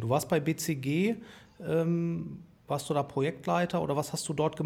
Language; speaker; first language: German; native; German